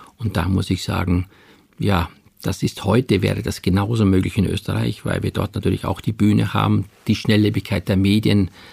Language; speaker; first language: German; native; German